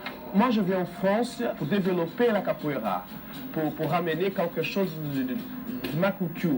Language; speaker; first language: French; non-native, fluent; Portuguese